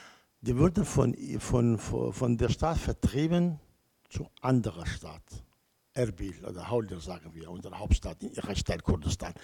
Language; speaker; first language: German; non-native, learner; Kurdish